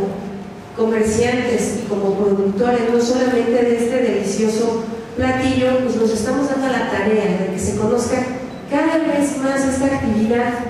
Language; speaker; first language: Spanish; native; Spanish